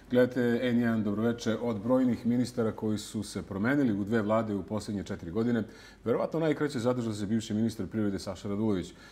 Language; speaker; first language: Serbian; native; Serbian